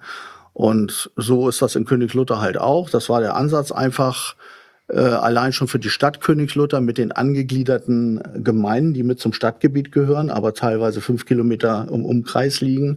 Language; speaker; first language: German; native; German